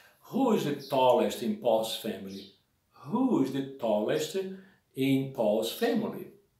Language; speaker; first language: English; non-native, fluent; Portuguese